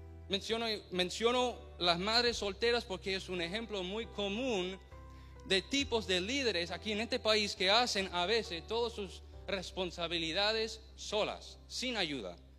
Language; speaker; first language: Spanish; non-native, fluent; English